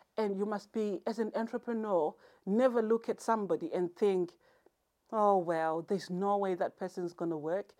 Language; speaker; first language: English; non-native, local second language; Shona